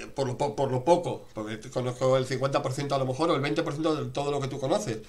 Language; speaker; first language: Spanish; native; Spanish